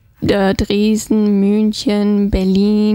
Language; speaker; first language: German; non-native, fluent; English